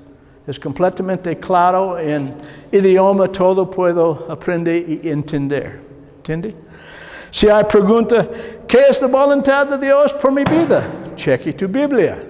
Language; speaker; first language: Spanish; non-native, learner; English